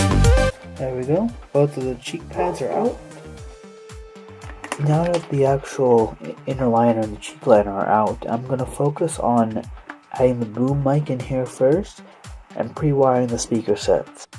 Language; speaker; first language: English; native; English